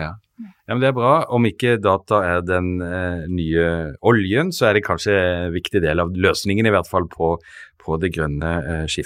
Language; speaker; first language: Norwegian; native; Norwegian